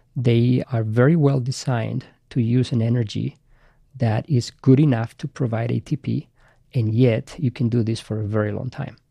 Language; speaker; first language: English; non-native, fluent; Spanish